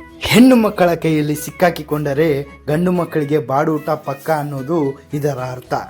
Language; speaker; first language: Kannada; non-native, local second language; Lambadi